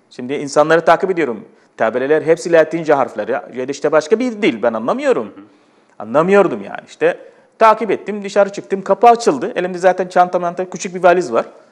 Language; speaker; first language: Turkish; non-native, fluent; Arabic